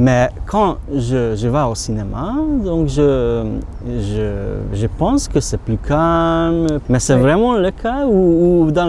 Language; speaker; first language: French; non-native, learner; Hungarian